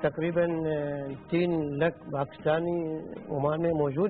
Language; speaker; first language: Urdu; non-native, learner; Arabic